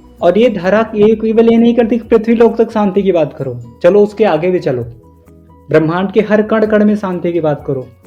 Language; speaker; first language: Hindi; native; Hindi